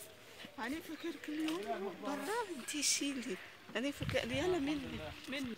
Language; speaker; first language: Arabic; non-native, learner; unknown